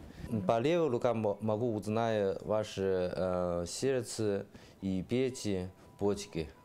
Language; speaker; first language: Russian; non-native, learner; Chinese